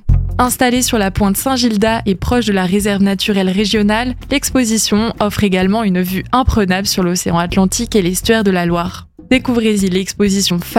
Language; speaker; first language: French; native; French